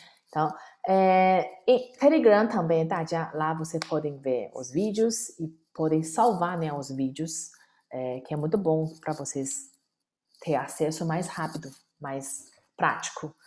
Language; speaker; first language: Portuguese; non-native, fluent; Chinese